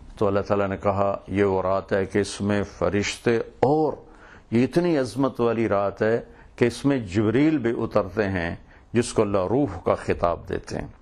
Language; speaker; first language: Urdu; non-native, local second language; Punjabi